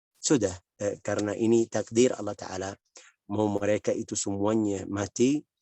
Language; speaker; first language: Indonesian; non-native, learner; Arabic